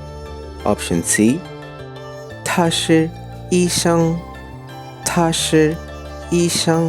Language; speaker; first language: Chinese; non-native, fluent; Urdu